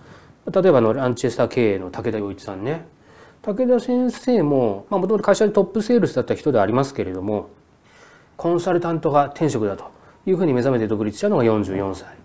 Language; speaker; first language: Japanese; native; Japanese